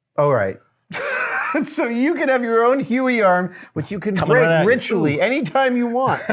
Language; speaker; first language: English; native; English